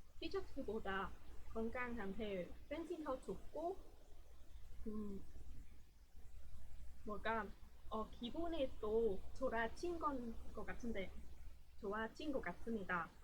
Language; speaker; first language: Korean; non-native, learner; Vietnamese